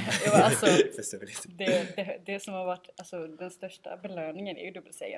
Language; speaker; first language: Swedish; native; Swedish